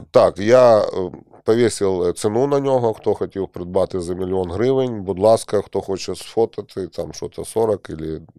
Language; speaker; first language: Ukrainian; native; Ukrainian